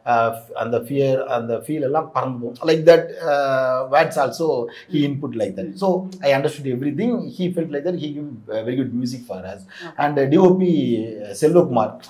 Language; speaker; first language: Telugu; non-native, learner; Tamil